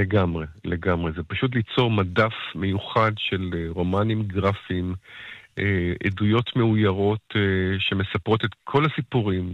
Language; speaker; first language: Hebrew; native; Hebrew